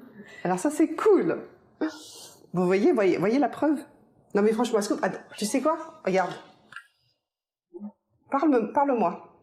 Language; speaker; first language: French; native; French